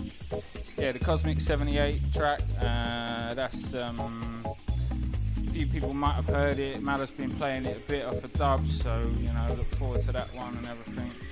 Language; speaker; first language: English; native; English